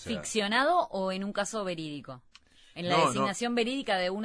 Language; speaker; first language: Spanish; native; Spanish